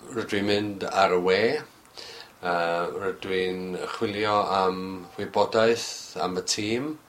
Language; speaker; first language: Welsh; native; Welsh